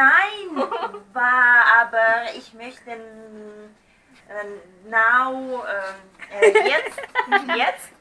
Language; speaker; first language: German; non-native, learner; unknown